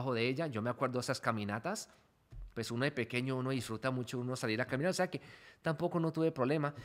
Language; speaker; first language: Spanish; early bilingual, heritage; Spanish